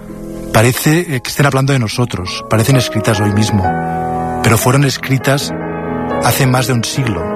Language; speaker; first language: Spanish; native; Spanish